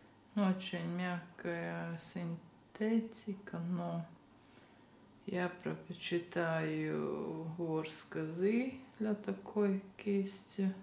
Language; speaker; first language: Russian; non-native, learner; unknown